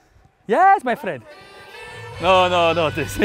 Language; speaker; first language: English; non-native, learner; Portuguese